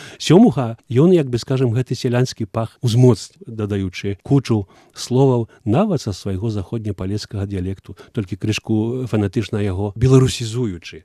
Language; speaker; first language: Belarusian; early bilingual, heritage; Belarusian